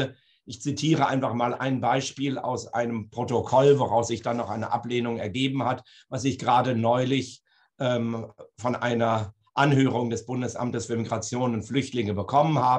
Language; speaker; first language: German; native; German